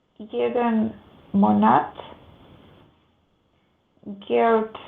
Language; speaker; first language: German; non-native, learner; Macedonian